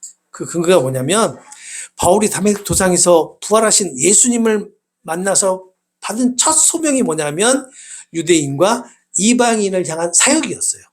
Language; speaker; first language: Korean; native; Korean